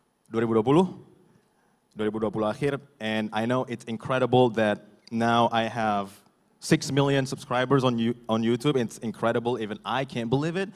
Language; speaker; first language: English; non-native, fluent; Indonesian